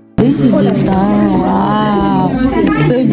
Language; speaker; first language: French; native; French